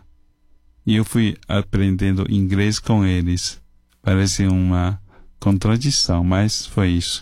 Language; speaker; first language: Portuguese; non-native, fluent; Chinese